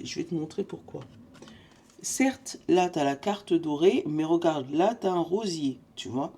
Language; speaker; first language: French; native; French